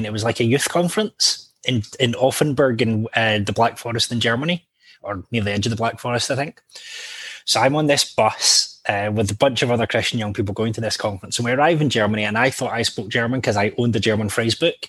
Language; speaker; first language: English; native; English